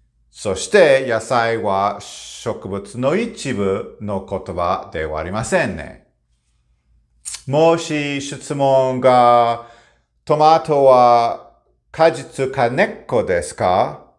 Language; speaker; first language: Japanese; non-native, learner; English